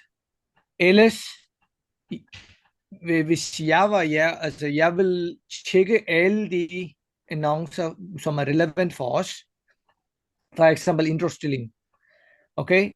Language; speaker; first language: Danish; non-native, fluent; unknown